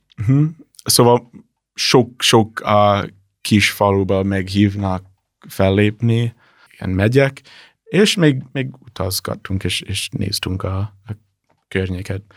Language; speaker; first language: Hungarian; non-native, fluent; English